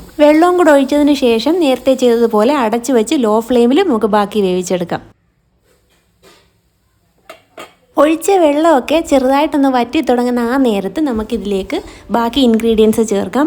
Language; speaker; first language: Malayalam; native; Malayalam